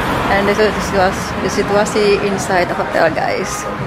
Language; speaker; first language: English; non-native, learner; Indonesian